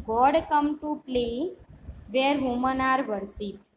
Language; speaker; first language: English; non-native, local second language; Gujarati